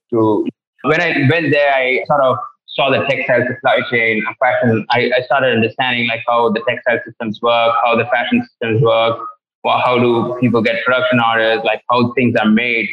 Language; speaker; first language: English; non-native, local second language; Tamil